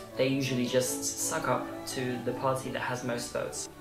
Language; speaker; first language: English; early bilingual, other home language; Russian